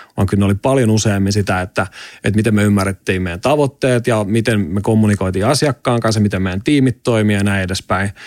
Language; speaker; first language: Finnish; native; Finnish